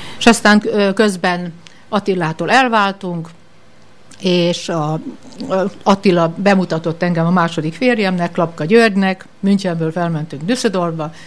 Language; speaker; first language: Hungarian; native; Hungarian